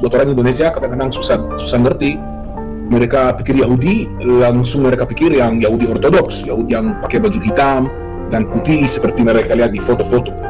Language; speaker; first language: Indonesian; non-native, fluent; Hebrew